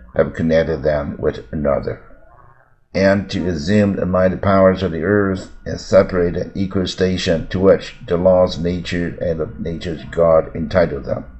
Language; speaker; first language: English; non-native, fluent; Chinese